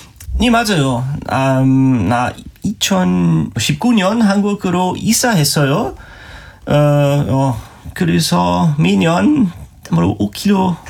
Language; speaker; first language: Korean; non-native, learner; German